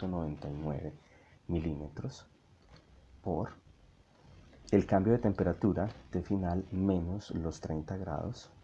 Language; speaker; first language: Spanish; native; Spanish